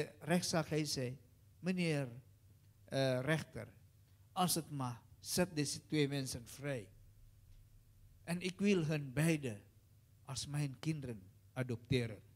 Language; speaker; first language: Dutch; non-native, learner; Indonesian